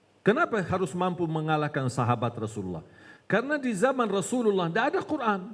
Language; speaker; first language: Malay; non-native, fluent; Arabic